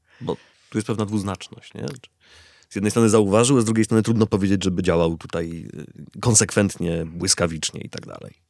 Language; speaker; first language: Polish; native; Polish